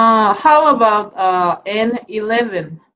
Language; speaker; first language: English; non-native, learner; Japanese